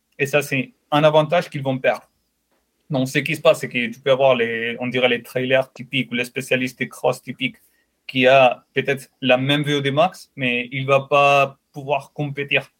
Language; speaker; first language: French; non-native, fluent; Spanish